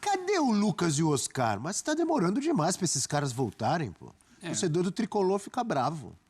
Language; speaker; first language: Portuguese; native; Portuguese